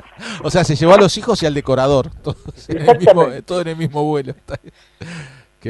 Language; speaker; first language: Spanish; native; Spanish